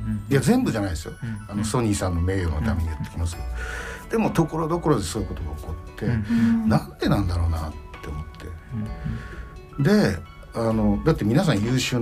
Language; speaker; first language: Japanese; native; Japanese